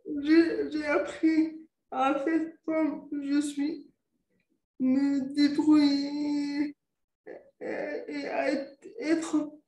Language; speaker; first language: French; non-native, local second language; Arabic